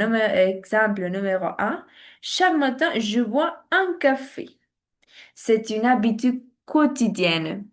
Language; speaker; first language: French; non-native, learner; Spanish